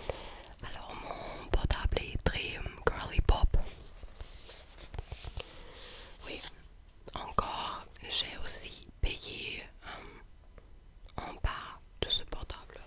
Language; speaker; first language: French; non-native, learner; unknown